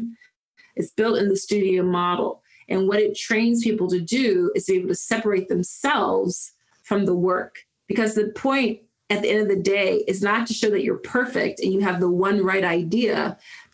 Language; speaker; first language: English; native; English